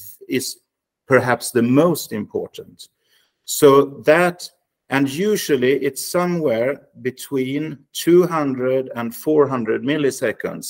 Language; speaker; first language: English; non-native, fluent; Swedish